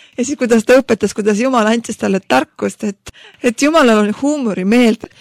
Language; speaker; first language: Estonian; non-native, local second language; Russian